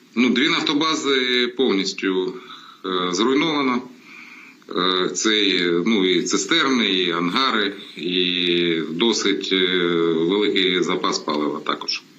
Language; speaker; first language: Ukrainian; native; Ukrainian